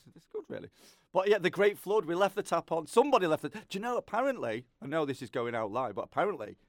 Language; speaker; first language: English; native; English